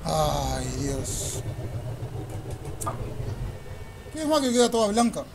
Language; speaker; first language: Spanish; native; Spanish